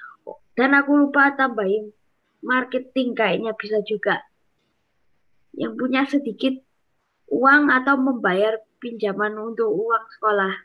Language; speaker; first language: Indonesian; non-native, local second language; English